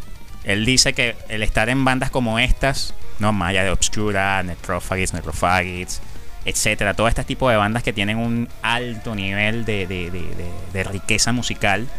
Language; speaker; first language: Spanish; native; Spanish